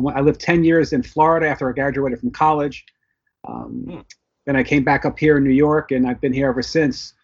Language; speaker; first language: English; native; English